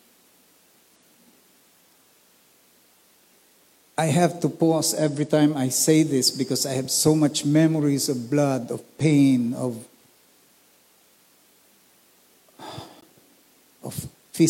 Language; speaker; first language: English; non-native, local second language; Filipino